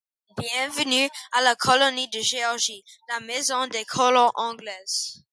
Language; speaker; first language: French; non-native, learner; English